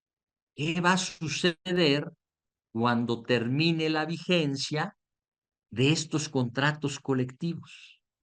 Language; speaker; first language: Spanish; native; Spanish